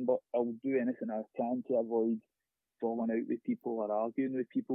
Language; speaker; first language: English; native; English